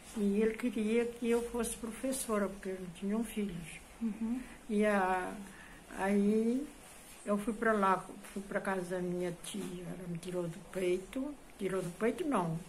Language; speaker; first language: Portuguese; native; Portuguese